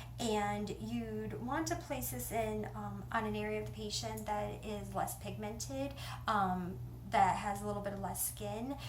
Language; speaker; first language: English; native; English